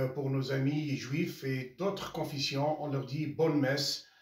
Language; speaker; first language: French; non-native, local second language; Arabic